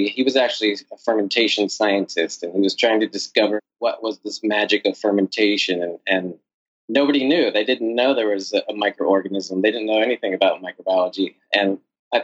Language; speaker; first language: English; native; English